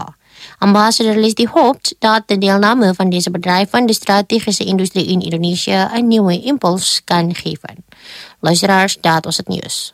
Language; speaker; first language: Dutch; non-native, fluent; Indonesian